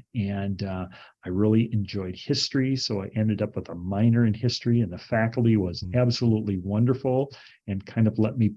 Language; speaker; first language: English; native; English